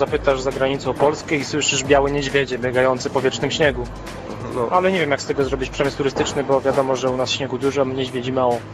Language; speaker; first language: Polish; native; Polish